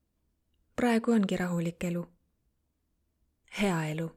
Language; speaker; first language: Estonian; non-native, learner; Arabic